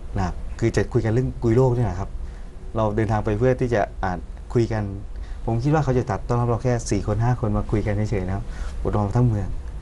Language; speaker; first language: Thai; non-native, local second language; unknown